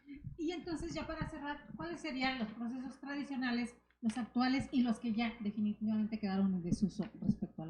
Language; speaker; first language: Spanish; native; Spanish